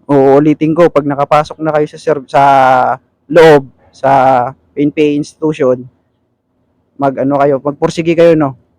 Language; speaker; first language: Filipino; non-native, local second language; Cebuano